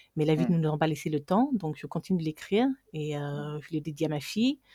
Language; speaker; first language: French; non-native, local second language; Fang